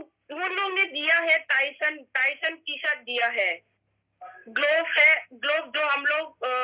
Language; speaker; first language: Hindi; non-native, local second language; Manipuri